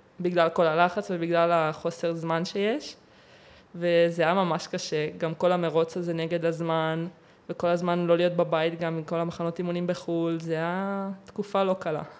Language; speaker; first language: Hebrew; native; Hebrew